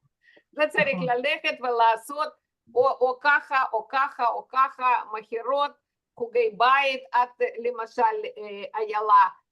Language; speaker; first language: Hebrew; non-native, fluent; Russian